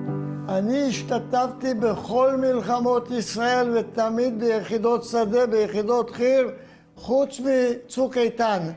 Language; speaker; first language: Hebrew; non-native, fluent; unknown